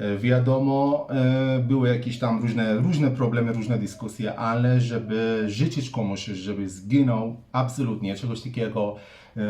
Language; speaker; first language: Polish; non-native, fluent; Persian